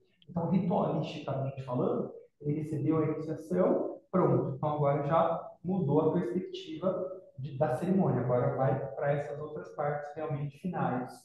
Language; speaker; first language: Portuguese; native; Portuguese